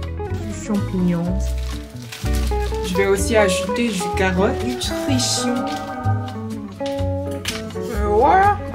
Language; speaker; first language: French; non-native, learner; English